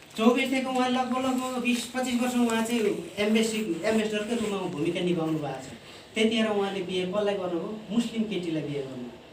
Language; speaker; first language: Nepali; non-native, local second language; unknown